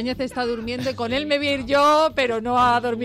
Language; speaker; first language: Spanish; native; Spanish